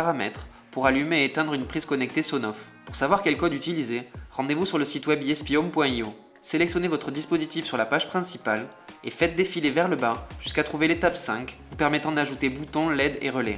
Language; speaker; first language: French; native; French